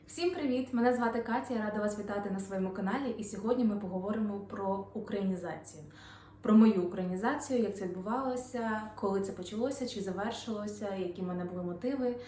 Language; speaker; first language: Ukrainian; non-native, local second language; Russian